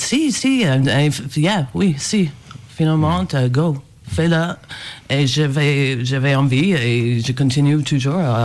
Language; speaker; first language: French; non-native, fluent; English